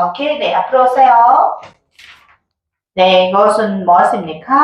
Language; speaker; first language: Korean; non-native, fluent; Nepali